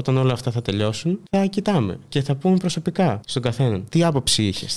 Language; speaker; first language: Greek; early bilingual, other home language; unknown